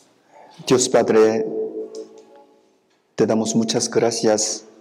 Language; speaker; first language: Spanish; non-native, fluent; Korean